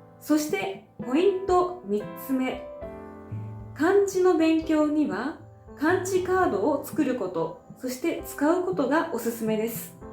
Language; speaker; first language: Japanese; native; Japanese